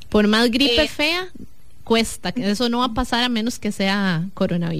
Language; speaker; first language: Spanish; native; Spanish